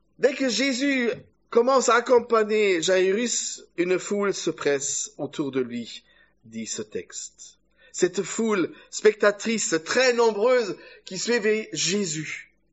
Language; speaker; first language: French; non-native, fluent; German